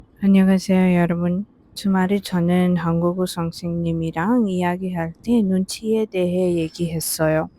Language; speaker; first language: Korean; non-native, fluent; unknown